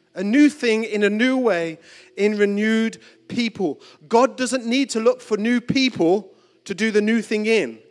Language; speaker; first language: English; native; English